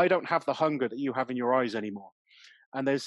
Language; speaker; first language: English; native; English